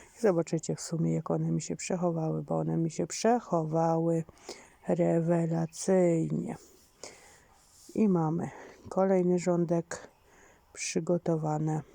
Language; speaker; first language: Polish; native; Polish